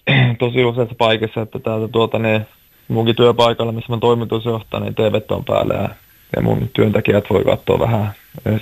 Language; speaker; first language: Finnish; native; Finnish